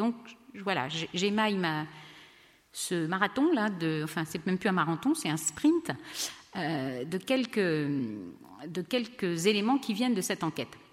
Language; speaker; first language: French; native; French